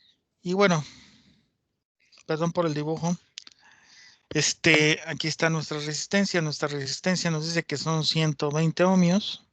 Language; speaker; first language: Spanish; native; Spanish